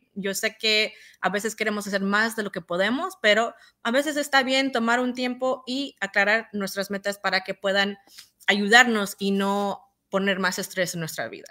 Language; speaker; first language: Spanish; early bilingual, heritage; Spanish